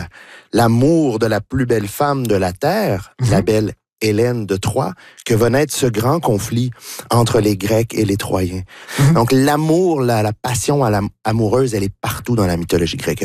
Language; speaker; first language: French; native; French